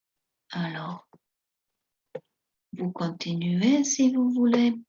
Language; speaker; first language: French; non-native, fluent; Spanish